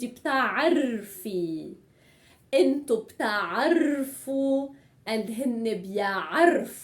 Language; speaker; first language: Arabic; native; Arabic